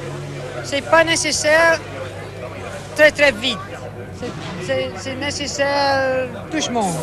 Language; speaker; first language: French; non-native, learner; English